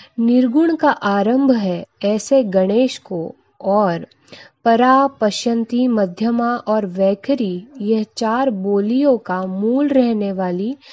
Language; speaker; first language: Hindi; non-native, local second language; Marathi